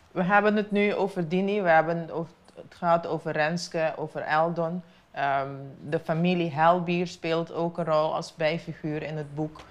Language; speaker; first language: Dutch; non-native, local second language; Papiamento